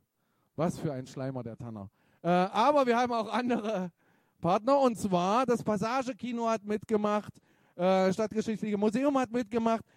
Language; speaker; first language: German; native; German